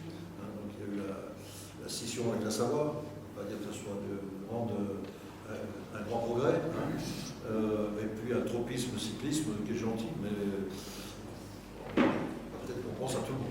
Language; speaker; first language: French; native; French